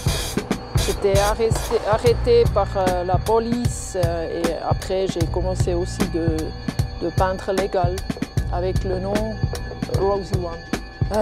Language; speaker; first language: French; non-native, local second language; German